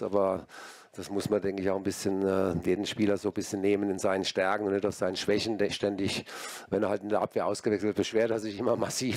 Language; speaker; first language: German; native; German